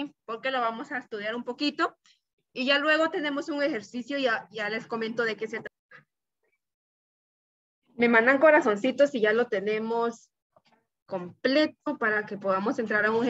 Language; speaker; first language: Spanish; native; Spanish